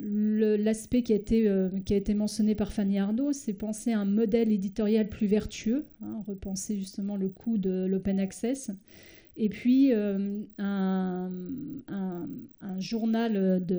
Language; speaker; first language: French; native; French